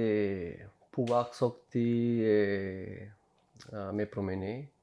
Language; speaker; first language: French; non-native, learner; Spanish